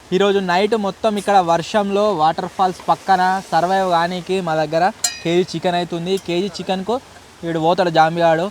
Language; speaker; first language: Telugu; native; Telugu